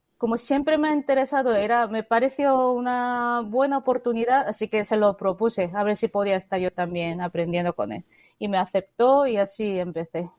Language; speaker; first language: Spanish; non-native, fluent; Korean